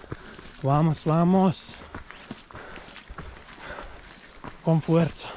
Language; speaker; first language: Spanish; non-native, learner; Croatian